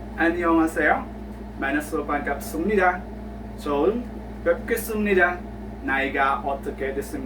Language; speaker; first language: Korean; non-native, learner; Filipino